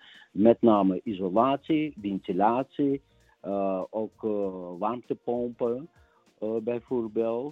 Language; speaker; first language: Dutch; non-native, fluent; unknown